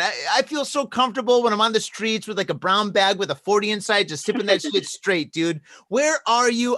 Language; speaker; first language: English; native; English